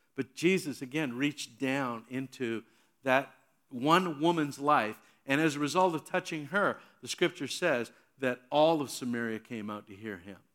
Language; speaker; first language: English; native; English